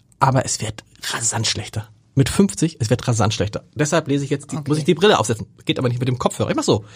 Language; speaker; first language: German; native; German